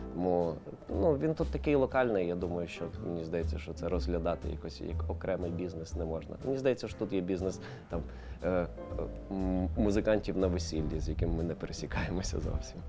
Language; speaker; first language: Ukrainian; non-native, local second language; Russian